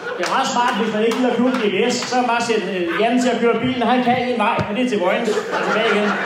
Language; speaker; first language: Danish; native; Danish